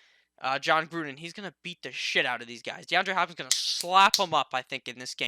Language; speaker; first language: English; native; English